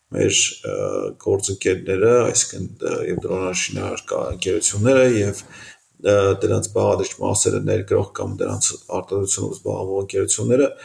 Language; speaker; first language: Armenian; native; Armenian